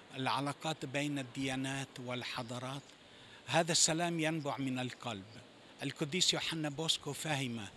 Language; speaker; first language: Arabic; non-native, fluent; Italian